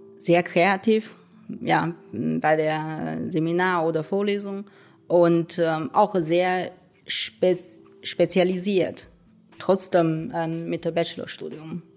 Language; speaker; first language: German; non-native, fluent; Chinese